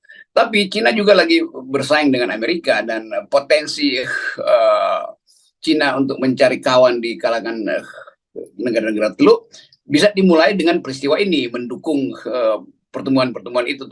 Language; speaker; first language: Indonesian; native; Indonesian